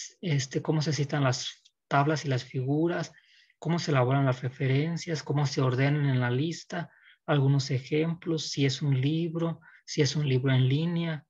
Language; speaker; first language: Spanish; native; Spanish